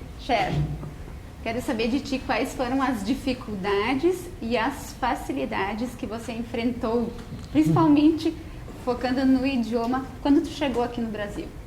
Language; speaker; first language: Portuguese; native; Portuguese